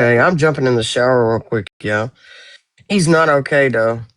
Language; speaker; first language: English; native; English